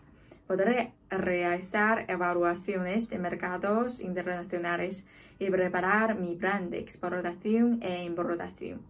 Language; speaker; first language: Spanish; non-native, fluent; Chinese